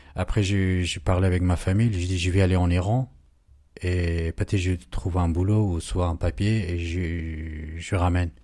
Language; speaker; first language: French; non-native, fluent; Urdu